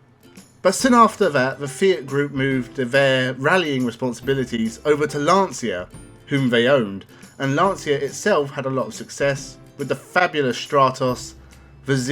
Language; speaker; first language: English; native; English